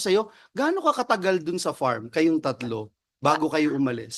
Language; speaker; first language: Filipino; native; Filipino